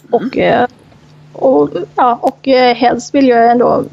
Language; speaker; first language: Swedish; non-native, fluent; Thai